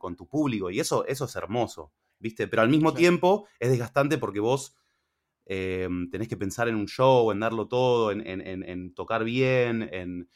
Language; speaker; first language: Spanish; early bilingual, other home language; English